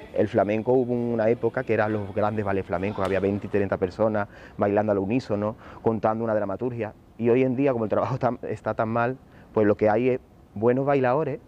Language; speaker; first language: Spanish; native; Spanish